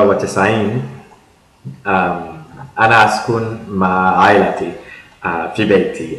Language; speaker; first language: Arabic; non-native, learner; English